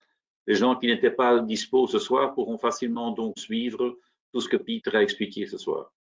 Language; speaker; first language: French; native; French